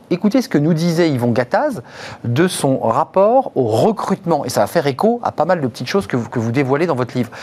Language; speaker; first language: French; native; French